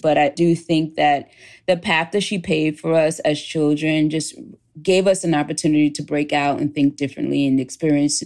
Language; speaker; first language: English; native; English